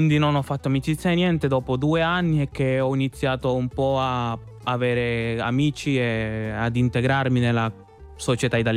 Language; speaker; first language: Italian; non-native, fluent; Spanish